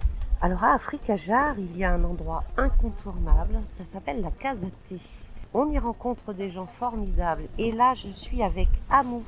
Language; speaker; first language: French; native; French